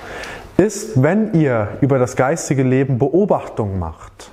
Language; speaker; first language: German; native; German